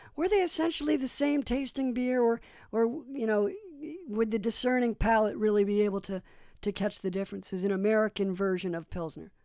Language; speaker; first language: English; early bilingual, other home language; Polish